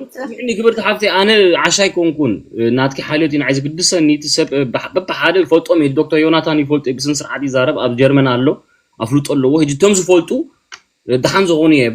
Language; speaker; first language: Tigrinya; early bilingual, heritage; Tigrinya